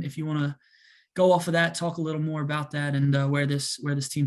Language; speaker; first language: English; native; English